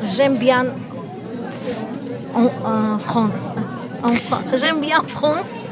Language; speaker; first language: French; non-native, learner; Armenian